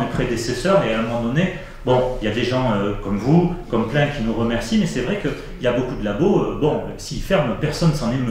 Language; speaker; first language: French; native; French